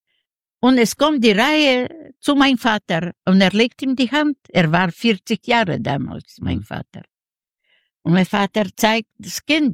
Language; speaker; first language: German; non-native, learner; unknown